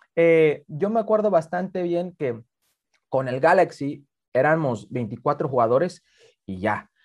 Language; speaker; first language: Spanish; early bilingual, heritage; Spanish